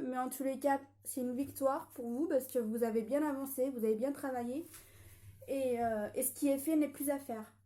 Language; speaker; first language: French; native; French